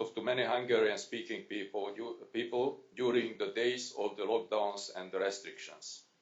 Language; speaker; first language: English; non-native, fluent; Hungarian